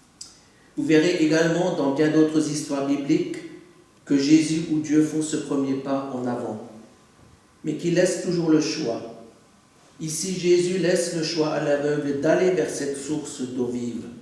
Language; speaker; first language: French; native; French